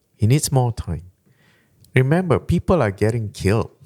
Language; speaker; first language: English; non-native, local second language; Malay